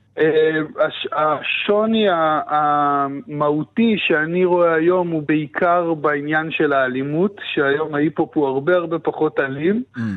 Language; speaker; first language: Hebrew; native; Hebrew